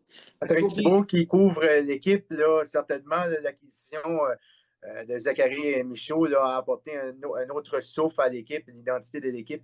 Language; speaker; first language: French; native; French